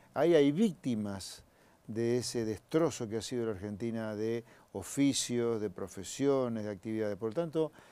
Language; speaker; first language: Spanish; native; Spanish